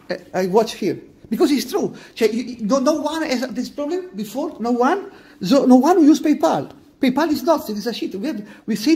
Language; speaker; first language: English; non-native, learner; Italian